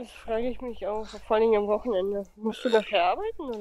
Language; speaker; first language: German; native; German